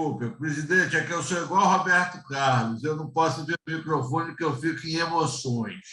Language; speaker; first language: Portuguese; native; Portuguese